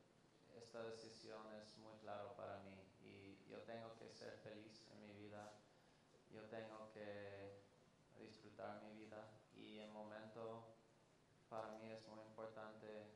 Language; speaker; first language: Spanish; non-native, fluent; English